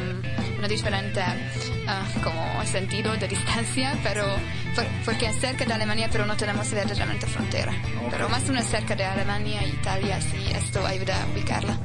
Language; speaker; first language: Spanish; non-native, learner; Hungarian